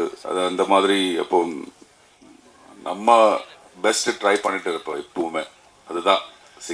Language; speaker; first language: Tamil; non-native, learner; Malayalam